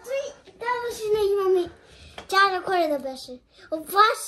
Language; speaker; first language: Bulgarian; early bilingual, heritage; Bulgarian